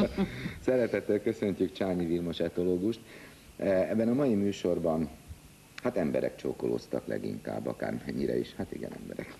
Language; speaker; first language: Hungarian; native; Hungarian